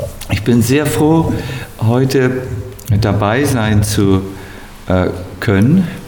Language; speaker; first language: German; native; German